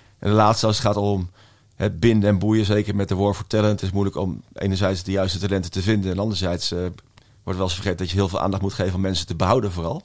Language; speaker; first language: Dutch; native; Dutch